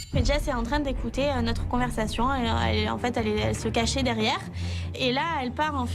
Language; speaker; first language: French; native; French